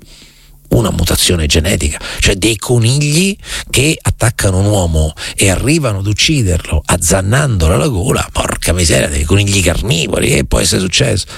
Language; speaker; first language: Italian; native; Italian